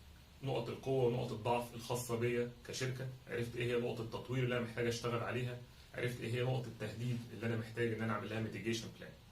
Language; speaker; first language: Arabic; native; Arabic